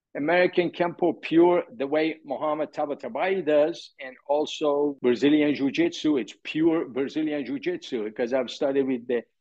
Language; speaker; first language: English; early bilingual, other home language; Persian